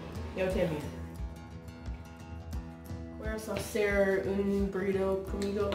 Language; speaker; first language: Spanish; non-native, learner; English